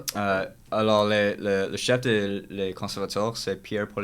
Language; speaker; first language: French; non-native, local second language; English